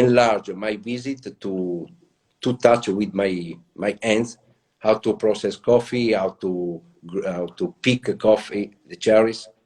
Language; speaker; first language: English; non-native, learner; Italian